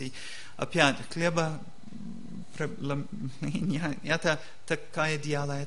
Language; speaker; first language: Russian; non-native, learner; English